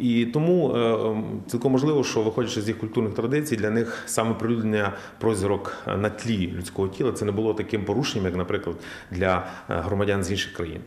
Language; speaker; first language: Ukrainian; native; Ukrainian